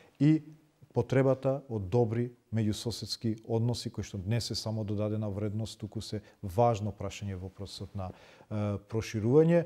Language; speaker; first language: Macedonian; non-native, local second language; Albanian